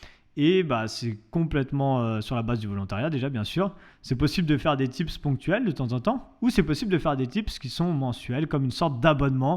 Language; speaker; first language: French; native; French